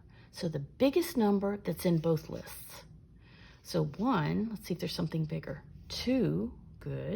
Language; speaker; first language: English; native; English